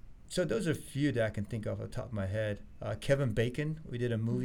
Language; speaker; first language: English; early bilingual, other home language; Chinese